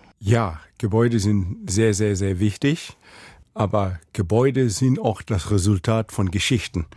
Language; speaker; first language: German; non-native, fluent; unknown